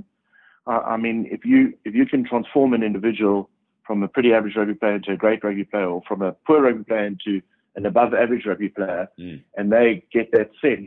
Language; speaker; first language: English; native; English